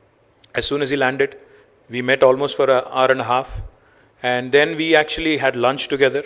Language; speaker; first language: English; non-native, local second language; Telugu